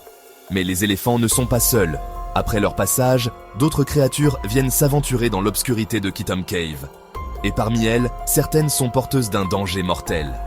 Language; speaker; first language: French; native; French